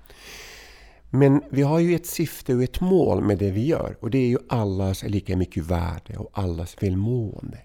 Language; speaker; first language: Swedish; non-native, fluent; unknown